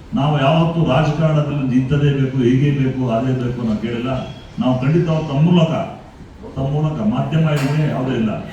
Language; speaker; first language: Kannada; non-native, local second language; Marathi